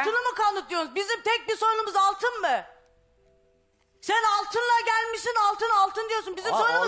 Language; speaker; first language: Turkish; native; Turkish